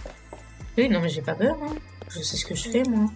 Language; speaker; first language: French; native; French